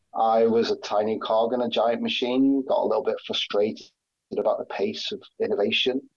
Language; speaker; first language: English; native; English